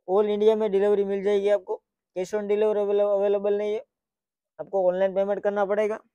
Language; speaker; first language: Hindi; non-native, local second language; Gujarati